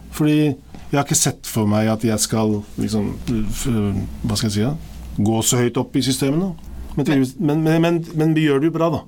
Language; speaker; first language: Norwegian; early bilingual, other home language; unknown